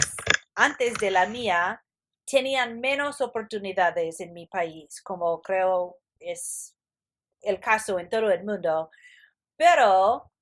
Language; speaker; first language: Spanish; non-native, fluent; English